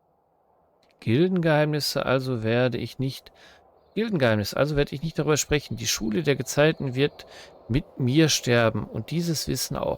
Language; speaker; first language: German; native; German